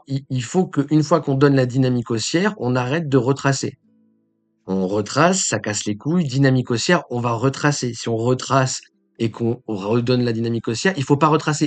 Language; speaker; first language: French; native; French